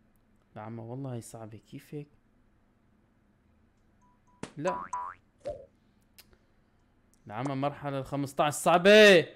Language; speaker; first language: Arabic; native; Arabic